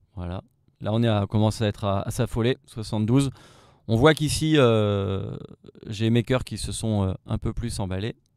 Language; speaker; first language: French; native; French